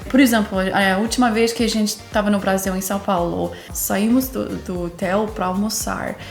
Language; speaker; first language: Portuguese; non-native, fluent; English